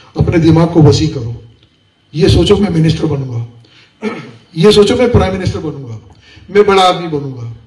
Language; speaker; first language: Urdu; non-native, local second language; Memoni